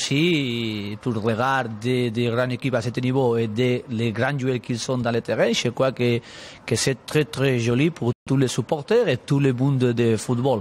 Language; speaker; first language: French; non-native, learner; Spanish